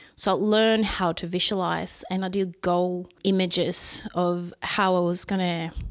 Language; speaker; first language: English; non-native, fluent; Swedish